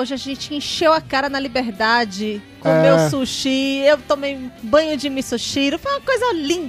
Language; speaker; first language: Portuguese; native; Portuguese